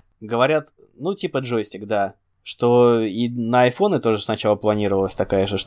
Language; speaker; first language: Russian; native; Russian